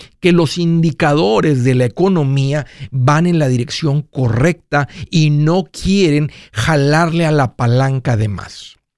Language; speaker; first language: Spanish; early bilingual, heritage; Spanish